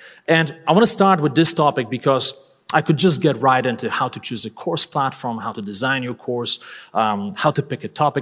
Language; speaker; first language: English; non-native, fluent; Polish